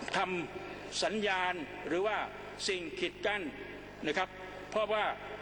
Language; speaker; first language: Thai; non-native, local second language; Pattani Malay